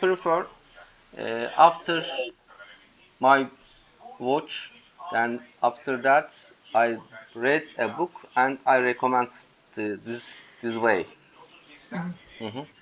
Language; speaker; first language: English; non-native, learner; Turkish